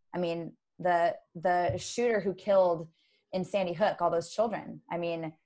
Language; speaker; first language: English; native; English